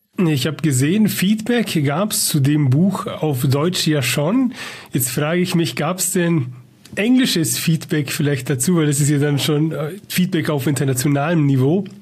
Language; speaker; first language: German; native; German